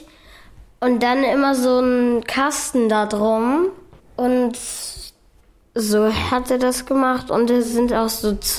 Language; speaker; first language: German; native; German